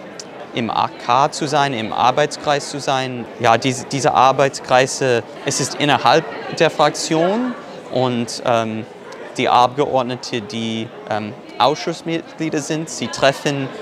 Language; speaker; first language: German; non-native, fluent; English